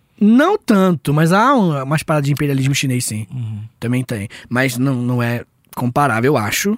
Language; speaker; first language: Portuguese; native; Portuguese